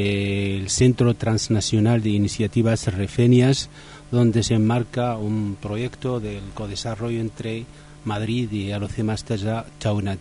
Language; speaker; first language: Spanish; non-native, fluent; Riffian